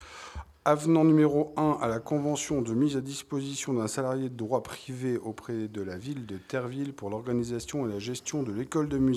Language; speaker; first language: French; native; French